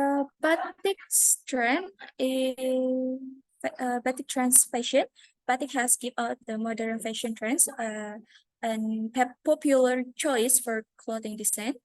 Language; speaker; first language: English; non-native, learner; Indonesian